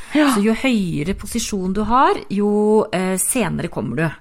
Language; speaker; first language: Norwegian; native; Norwegian